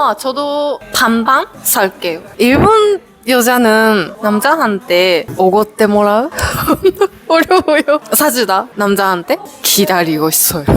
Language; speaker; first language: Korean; non-native, learner; Japanese